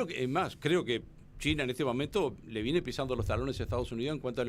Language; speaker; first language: Spanish; native; Spanish